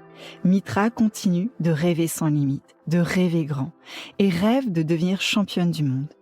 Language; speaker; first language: French; native; French